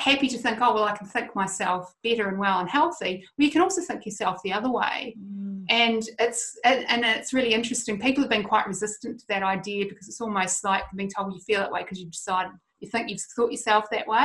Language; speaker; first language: English; native; English